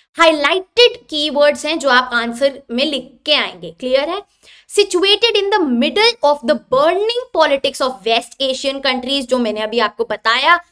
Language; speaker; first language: Hindi; native; Hindi